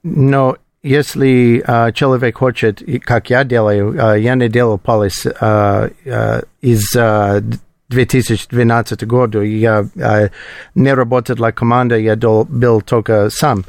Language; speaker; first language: Russian; non-native, learner; English